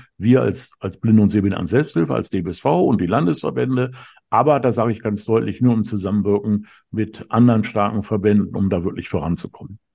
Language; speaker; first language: German; native; German